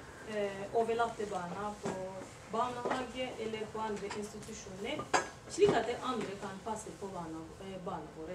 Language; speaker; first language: Norwegian; non-native, learner; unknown